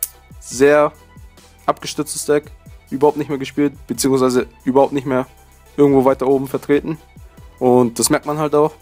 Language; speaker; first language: German; native; German